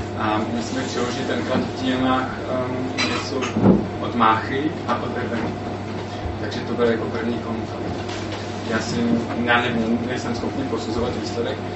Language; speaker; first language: Czech; non-native, fluent; French